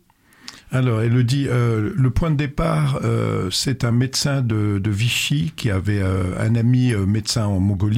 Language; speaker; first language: French; native; French